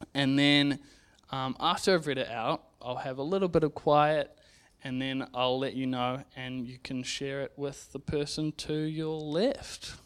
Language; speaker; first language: English; native; English